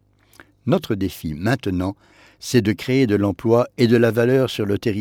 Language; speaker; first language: French; native; French